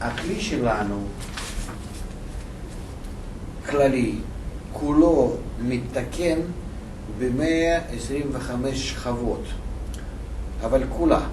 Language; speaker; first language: Hebrew; non-native, fluent; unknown